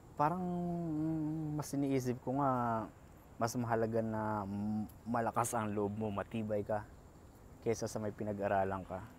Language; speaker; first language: Filipino; native; Filipino